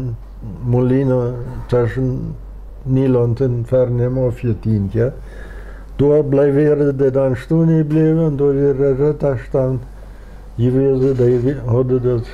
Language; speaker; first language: German; non-native, local second language; Plautdietsch